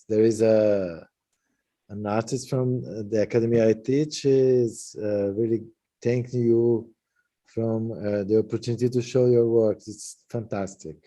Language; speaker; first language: English; non-native, fluent; Portuguese